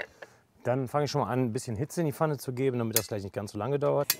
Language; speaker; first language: German; native; German